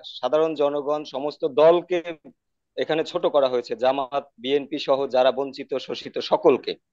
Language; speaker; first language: Bangla; native; Bangla